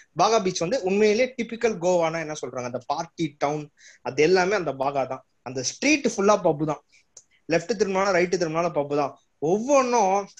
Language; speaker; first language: Tamil; native; Tamil